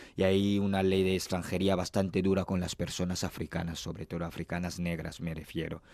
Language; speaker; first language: Spanish; non-native, fluent; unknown